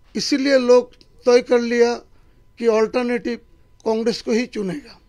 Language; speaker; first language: Hindi; non-native, local second language; Bangla